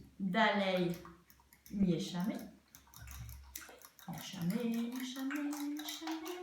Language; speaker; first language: Polish; non-native, learner; French